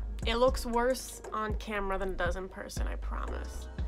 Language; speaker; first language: English; native; English